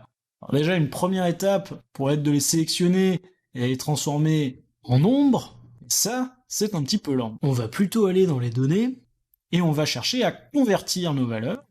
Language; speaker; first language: French; native; French